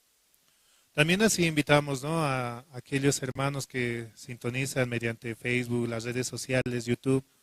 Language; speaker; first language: Spanish; native; Spanish